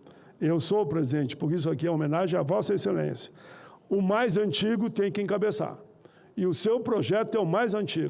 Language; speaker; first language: Portuguese; native; Portuguese